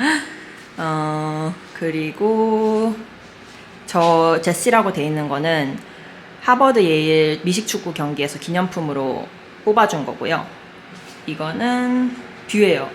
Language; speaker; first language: Korean; native; Korean